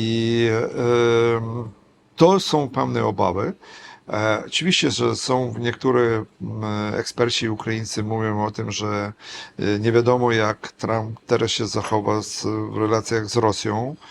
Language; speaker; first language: Polish; non-native, fluent; Ukrainian